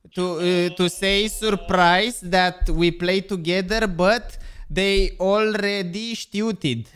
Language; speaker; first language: English; non-native, learner; Romanian